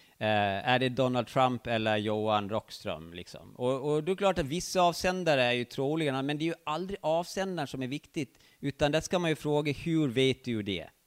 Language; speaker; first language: Swedish; native; Swedish